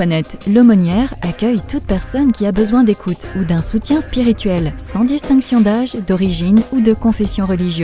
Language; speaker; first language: French; native; French